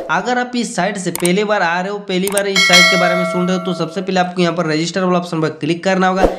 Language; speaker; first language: Hindi; native; Hindi